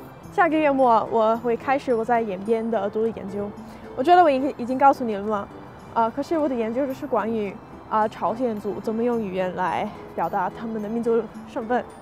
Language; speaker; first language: Chinese; non-native, fluent; English